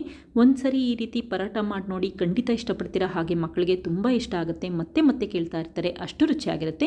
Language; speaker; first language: Kannada; native; Kannada